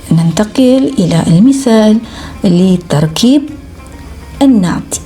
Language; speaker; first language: Arabic; non-native, fluent; Malay